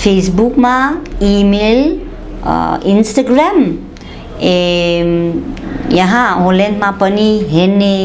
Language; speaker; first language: Nepali; non-native, learner; Dutch